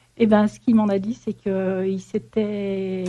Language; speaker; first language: French; native; French